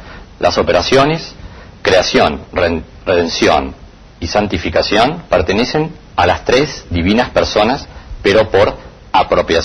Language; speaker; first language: Spanish; native; Spanish